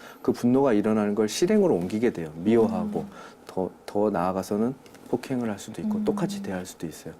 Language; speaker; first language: Korean; native; Korean